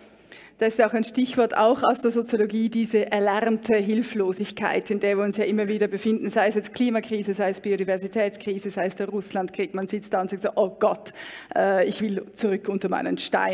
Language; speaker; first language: German; native; German